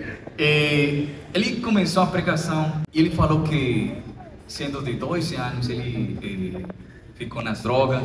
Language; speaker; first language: Portuguese; non-native, fluent; Spanish